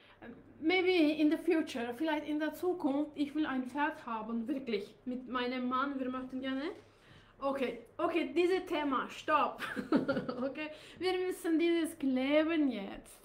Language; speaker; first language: German; non-native, learner; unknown